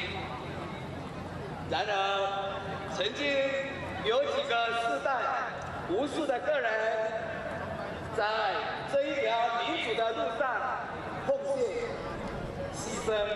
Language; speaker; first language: Chinese; native; Chinese